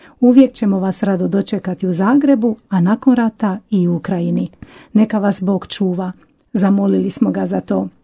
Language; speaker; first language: Croatian; native; Croatian